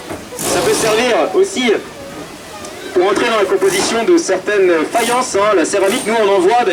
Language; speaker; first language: French; native; French